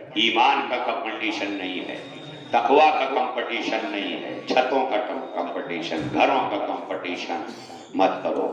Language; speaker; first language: Urdu; non-native, local second language; Awadhi